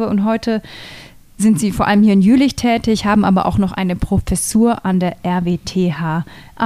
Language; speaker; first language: German; native; German